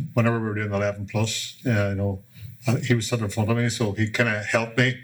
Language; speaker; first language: English; native; English